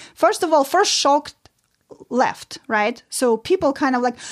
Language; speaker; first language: English; non-native, fluent; Ukrainian